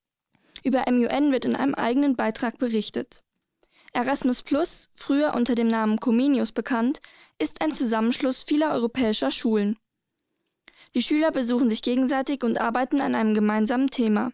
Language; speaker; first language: German; native; German